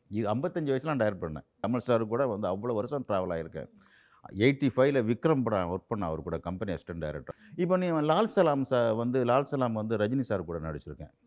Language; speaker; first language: Tamil; native; Tamil